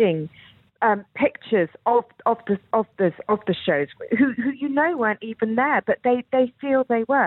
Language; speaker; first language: English; native; English